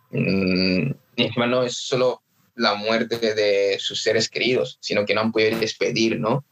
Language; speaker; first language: Spanish; early bilingual, other home language; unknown